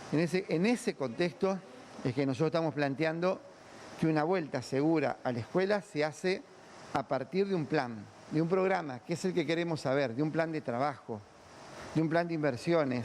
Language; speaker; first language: Spanish; native; Spanish